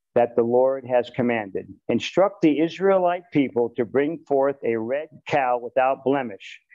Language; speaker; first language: English; native; English